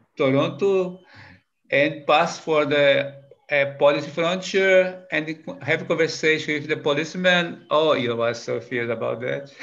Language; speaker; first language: English; non-native, learner; Portuguese